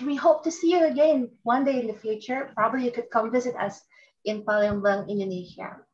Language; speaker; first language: English; non-native, fluent; Indonesian